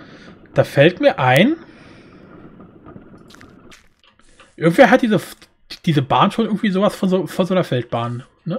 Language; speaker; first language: German; native; German